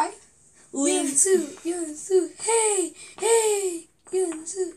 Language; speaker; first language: English; non-native, learner; Korean